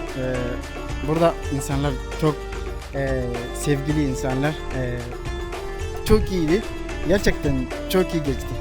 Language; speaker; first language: Turkish; non-native, learner; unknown